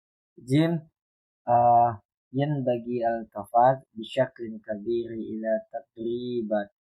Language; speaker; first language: Arabic; non-native, learner; Indonesian